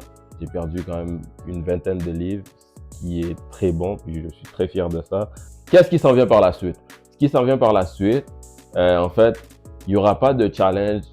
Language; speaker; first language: French; native; French